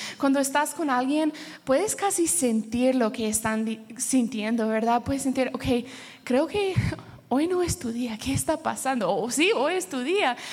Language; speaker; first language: Spanish; early bilingual, heritage; Spanish